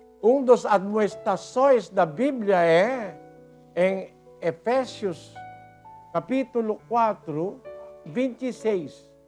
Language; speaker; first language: Portuguese; non-native, learner; Filipino